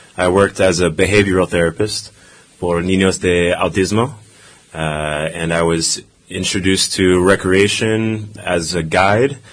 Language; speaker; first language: English; native; English